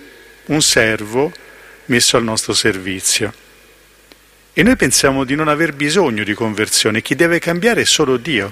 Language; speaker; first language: Italian; native; Italian